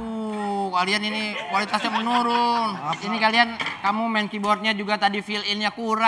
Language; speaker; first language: Indonesian; native; Indonesian